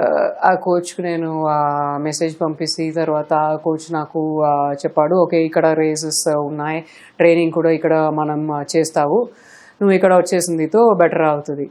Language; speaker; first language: Telugu; non-native, local second language; Tamil